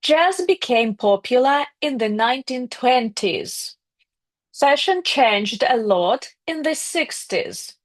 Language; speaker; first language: English; non-native, fluent; Ukrainian